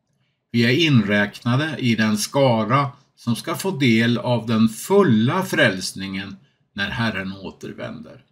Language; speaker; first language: Swedish; native; Swedish